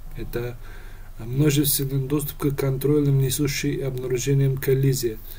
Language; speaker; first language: Russian; non-native, local second language; Uzbek